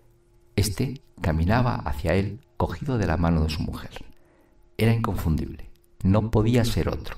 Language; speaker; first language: Spanish; native; Spanish